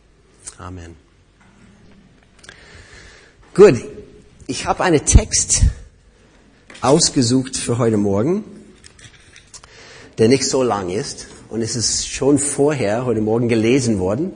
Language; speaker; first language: German; non-native, fluent; English